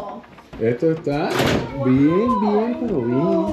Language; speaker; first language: Spanish; native; Spanish